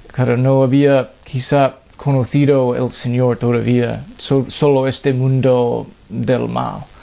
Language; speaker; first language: Spanish; non-native, fluent; English